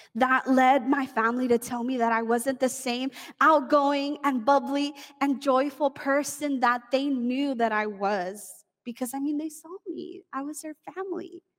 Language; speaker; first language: English; early bilingual, other home language; Spanish